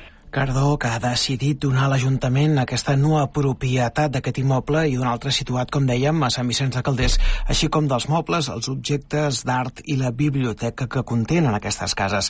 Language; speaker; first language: Catalan; native; Catalan